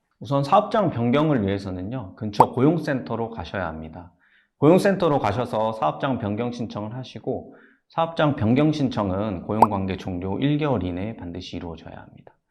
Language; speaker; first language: Korean; native; Korean